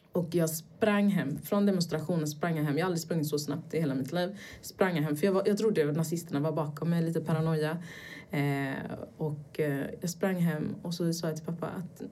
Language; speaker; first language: Swedish; early bilingual, other home language; Portuguese